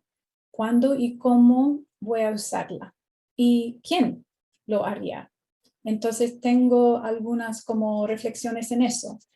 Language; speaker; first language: Spanish; non-native, fluent; English